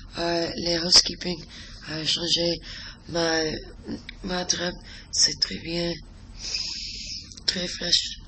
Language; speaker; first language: French; non-native, learner; English